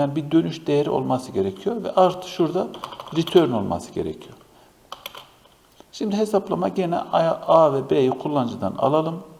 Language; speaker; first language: Turkish; native; Turkish